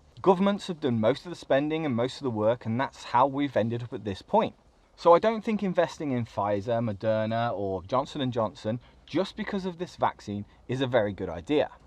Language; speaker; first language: English; native; English